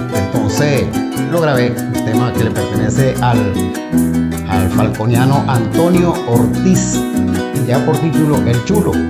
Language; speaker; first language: Spanish; native; Spanish